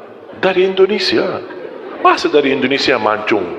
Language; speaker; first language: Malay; non-native, fluent; Arabic